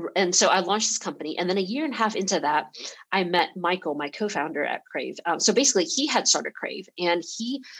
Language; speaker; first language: English; early bilingual, other home language; Chinese